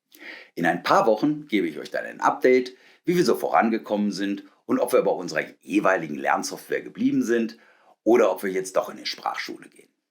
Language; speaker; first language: German; native; German